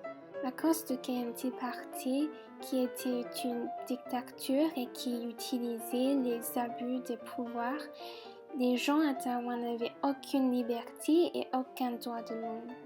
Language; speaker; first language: French; non-native, fluent; Chinese